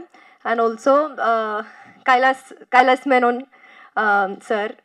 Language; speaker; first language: Tamil; non-native, learner; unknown